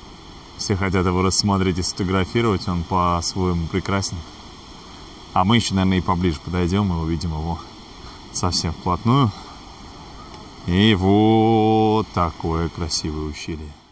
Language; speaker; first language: Russian; native; Russian